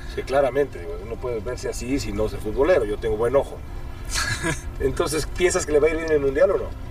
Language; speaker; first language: Spanish; native; Spanish